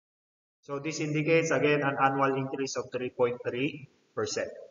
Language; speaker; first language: English; non-native, local second language; Filipino